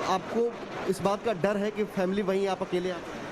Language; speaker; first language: Hindi; native; Hindi